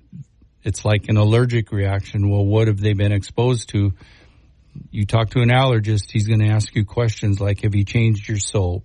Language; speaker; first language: English; native; English